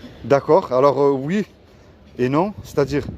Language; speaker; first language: French; native; French